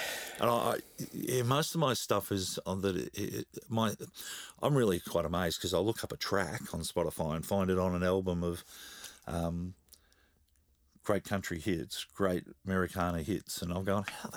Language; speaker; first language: English; native; English